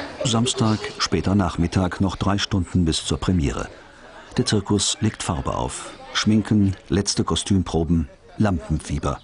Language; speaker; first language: German; native; German